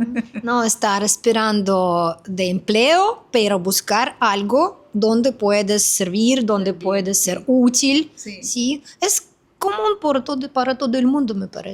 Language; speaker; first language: Spanish; non-native, fluent; Russian